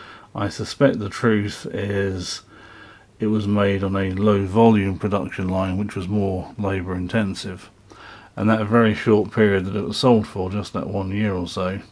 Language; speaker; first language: English; native; English